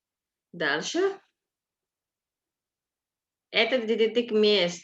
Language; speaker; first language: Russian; non-native, learner; Indonesian